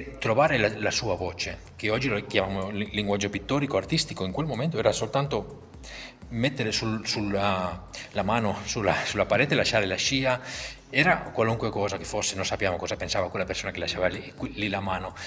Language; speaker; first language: Italian; non-native, fluent; Spanish